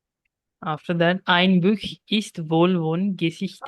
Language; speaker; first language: German; non-native, fluent; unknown